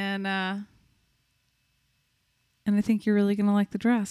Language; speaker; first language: English; native; English